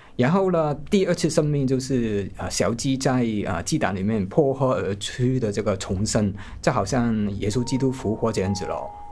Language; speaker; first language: Chinese; non-native, local second language; Cantonese